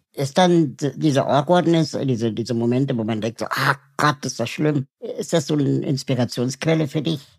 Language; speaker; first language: German; native; German